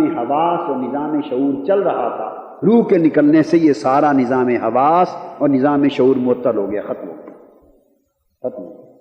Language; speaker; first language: Urdu; native; Urdu